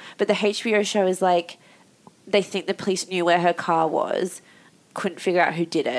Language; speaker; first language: English; native; English